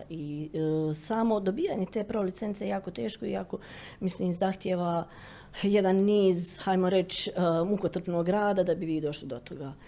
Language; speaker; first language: Croatian; native; Croatian